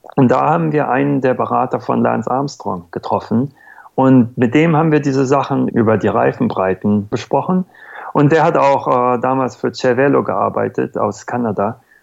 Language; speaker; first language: German; native; German